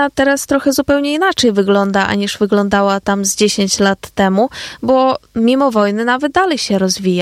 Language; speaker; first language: Polish; non-native, fluent; Ukrainian